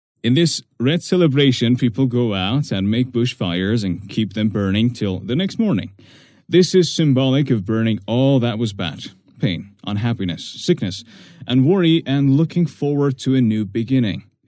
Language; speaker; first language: English; non-native, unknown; Persian